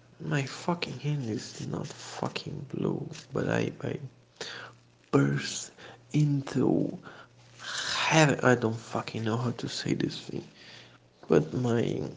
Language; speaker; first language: English; non-native, fluent; Portuguese